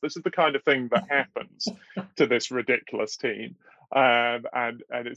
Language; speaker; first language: English; native; English